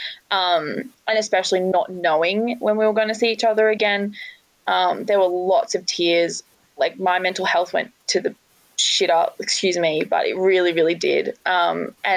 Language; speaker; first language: English; native; English